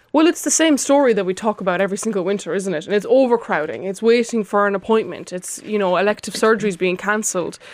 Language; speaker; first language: English; non-native, fluent; Lithuanian